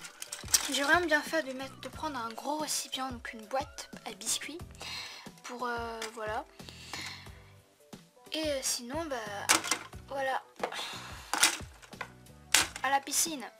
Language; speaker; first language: French; native; French